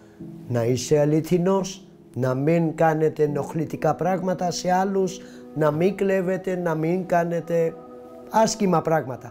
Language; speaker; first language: Greek; non-native, fluent; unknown